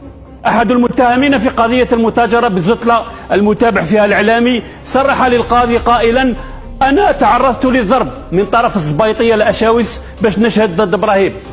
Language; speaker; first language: Arabic; native; Arabic